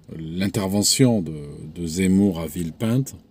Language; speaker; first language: French; non-native, local second language; Arabic